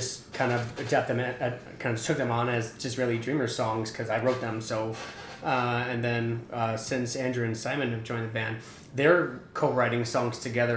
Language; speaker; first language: English; native; English